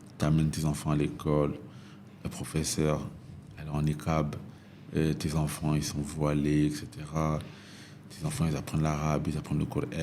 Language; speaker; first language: French; native; French